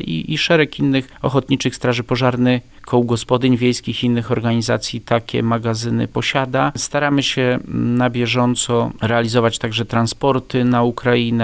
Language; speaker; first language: Polish; native; Polish